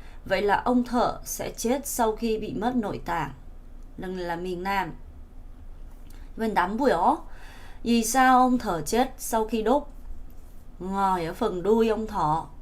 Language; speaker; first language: Vietnamese; non-native, fluent; Korean